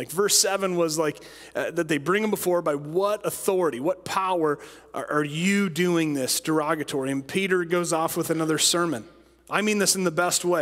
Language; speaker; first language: English; native; English